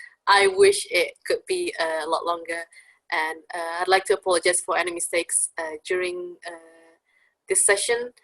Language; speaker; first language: English; non-native, fluent; Indonesian